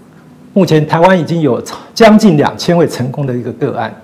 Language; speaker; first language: Chinese; native; Chinese